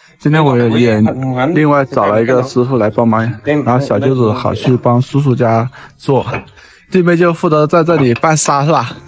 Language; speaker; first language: Chinese; native; Chinese